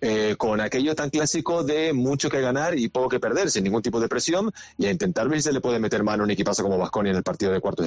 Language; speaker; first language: Spanish; native; Spanish